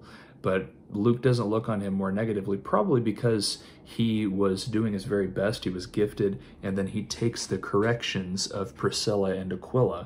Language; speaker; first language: English; native; English